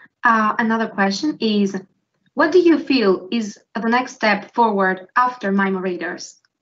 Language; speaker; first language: English; non-native, fluent; Greek